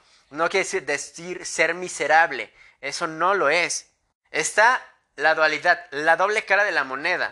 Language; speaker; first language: Spanish; native; Spanish